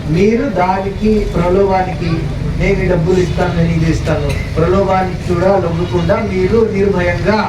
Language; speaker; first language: Telugu; non-native, local second language; Marathi